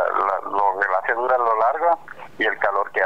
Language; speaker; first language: Spanish; native; Spanish